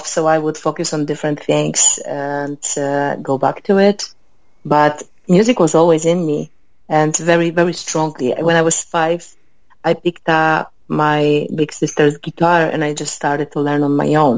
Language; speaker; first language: English; non-native, fluent; Polish